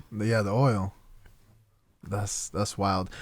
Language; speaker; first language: English; native; English